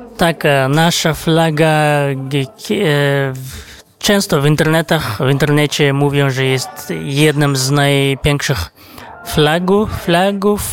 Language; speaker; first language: Polish; non-native, fluent; Kazakh